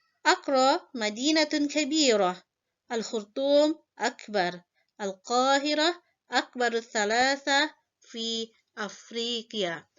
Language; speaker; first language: Arabic; non-native, fluent; Indonesian